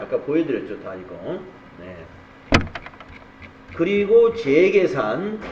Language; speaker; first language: Korean; native; Korean